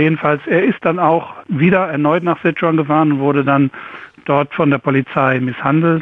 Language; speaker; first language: German; native; German